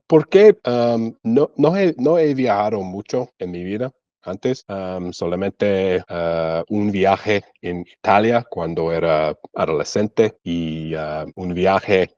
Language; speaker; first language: Spanish; non-native, learner; English